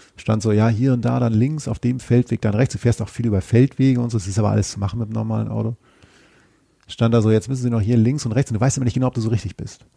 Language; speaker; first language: German; native; German